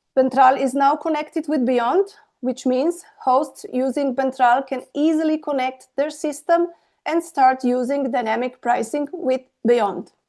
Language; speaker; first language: English; non-native, fluent; Slovenian